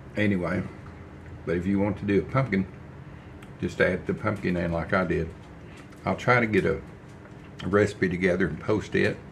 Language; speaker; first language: English; native; English